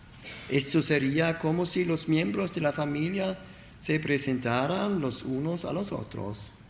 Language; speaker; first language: Spanish; non-native, learner; German